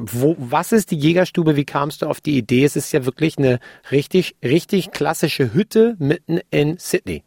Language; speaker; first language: German; native; German